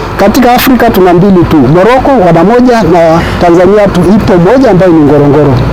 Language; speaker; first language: Swahili; non-native, local second language; Masai